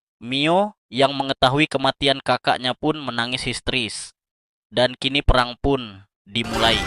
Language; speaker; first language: Indonesian; native; Indonesian